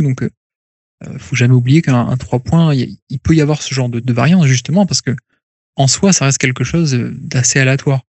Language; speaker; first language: French; native; French